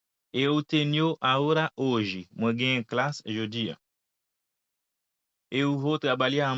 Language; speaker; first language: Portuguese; non-native, fluent; Haitian Creole